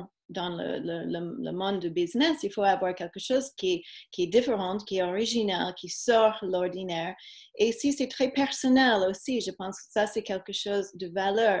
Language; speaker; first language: French; non-native, fluent; English